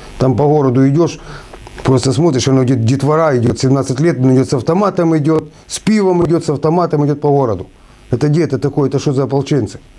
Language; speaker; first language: Russian; native; Russian